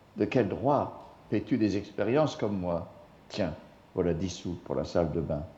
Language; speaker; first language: French; non-native, fluent; English